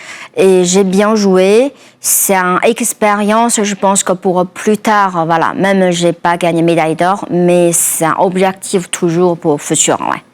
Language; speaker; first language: French; non-native, fluent; Chinese